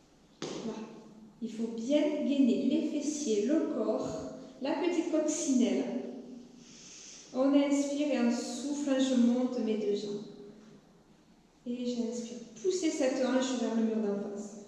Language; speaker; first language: French; native; French